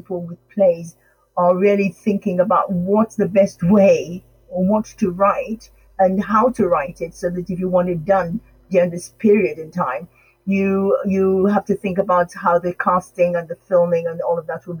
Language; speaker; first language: English; non-native, local second language; Krio